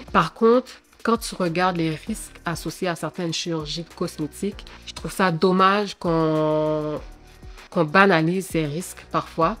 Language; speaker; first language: French; early bilingual, other home language; Haitian Creole